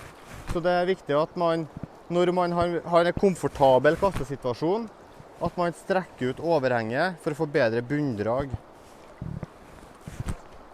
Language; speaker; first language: Norwegian; native; Norwegian